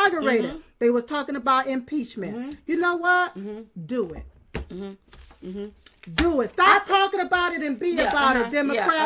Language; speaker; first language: English; native; English